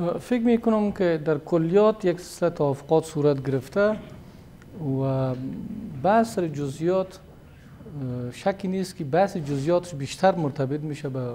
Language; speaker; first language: Persian; native; Persian